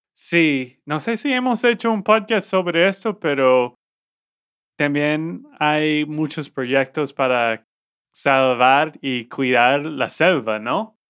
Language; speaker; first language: Spanish; non-native, fluent; English